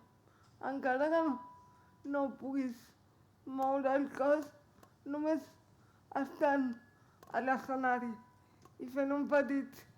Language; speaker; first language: Catalan; non-native, local second language; Spanish